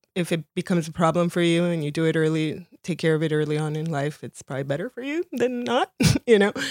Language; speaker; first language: English; early bilingual, other home language; Spanish